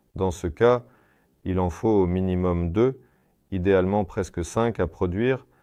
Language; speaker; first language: French; non-native, fluent; Russian